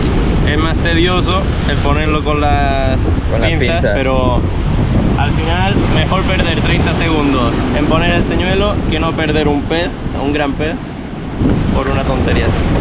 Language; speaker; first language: Spanish; native; Spanish